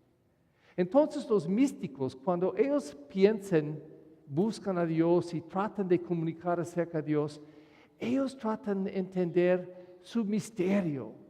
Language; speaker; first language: Spanish; non-native, fluent; English